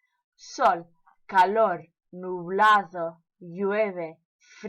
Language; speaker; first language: Spanish; non-native, fluent; English